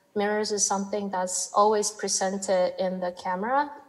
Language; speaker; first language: English; non-native, fluent; Chinese